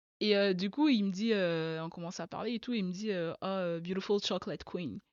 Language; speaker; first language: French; early bilingual, other home language; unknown